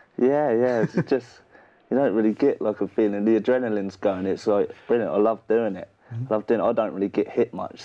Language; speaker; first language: English; native; English